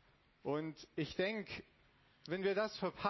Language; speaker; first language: German; non-native, fluent; Romanian